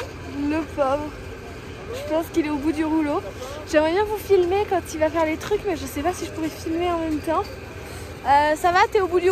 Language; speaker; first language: French; native; French